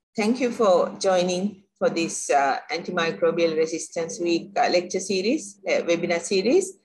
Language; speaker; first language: English; non-native, local second language; Sinhala